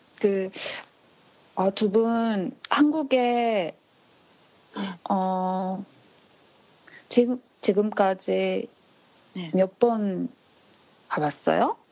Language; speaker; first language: Korean; non-native, learner; Japanese